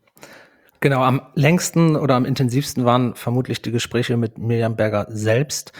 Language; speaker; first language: German; native; German